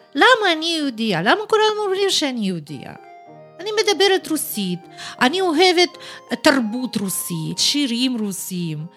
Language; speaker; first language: Hebrew; non-native, fluent; Russian